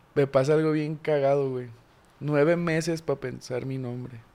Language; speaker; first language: Spanish; native; Spanish